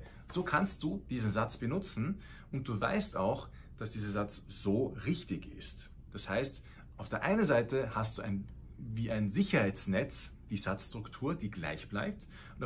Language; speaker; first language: German; non-native, fluent; Spanish